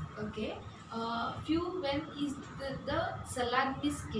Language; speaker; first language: German; non-native, learner; Marathi